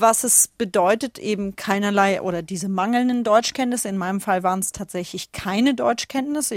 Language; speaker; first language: German; early bilingual, other home language; Russian